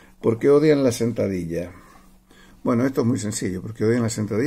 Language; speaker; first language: Spanish; native; Spanish